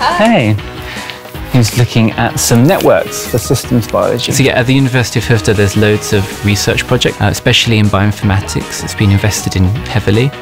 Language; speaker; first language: English; native; English